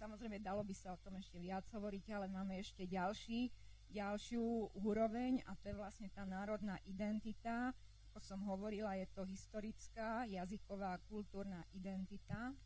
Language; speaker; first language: Slovak; non-native, local second language; Hungarian